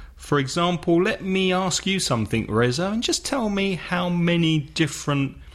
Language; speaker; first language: English; native; English